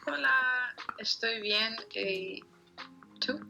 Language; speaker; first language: Spanish; non-native, learner; English